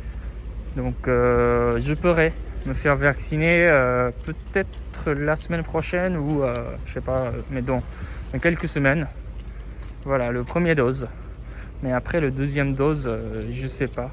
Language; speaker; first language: French; non-native, fluent; Japanese